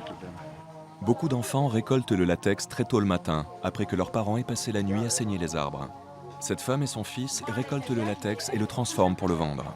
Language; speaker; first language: French; native; French